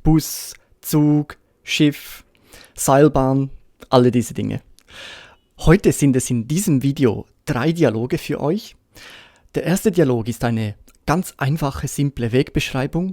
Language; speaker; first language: German; native; German